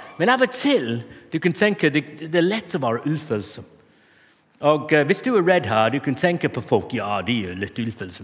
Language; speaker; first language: Norwegian; non-native, fluent; English